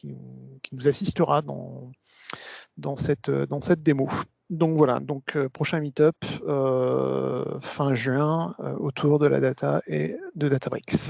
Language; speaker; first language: French; native; French